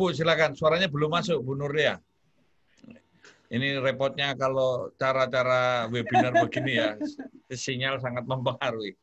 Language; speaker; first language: Indonesian; native; Indonesian